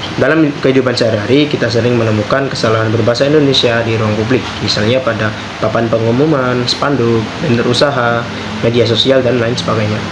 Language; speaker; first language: Indonesian; native; Indonesian